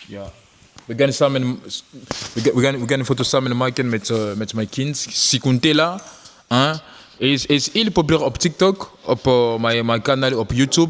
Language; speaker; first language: Dutch; non-native, learner; French